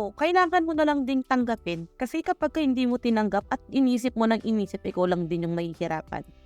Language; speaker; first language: Filipino; native; Filipino